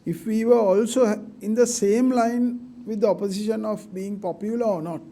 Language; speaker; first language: English; non-native, local second language; Sinhala